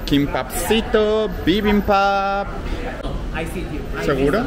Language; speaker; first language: Spanish; native; Spanish